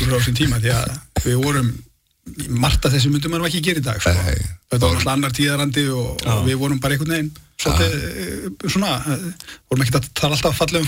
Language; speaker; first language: Icelandic; native; Icelandic